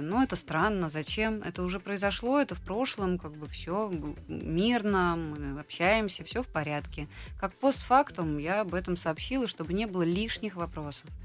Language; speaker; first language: Russian; native; Russian